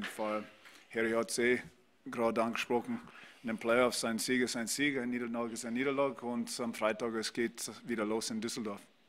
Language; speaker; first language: German; non-native, fluent; English